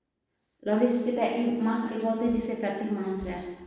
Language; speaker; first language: German; non-native, learner; Indonesian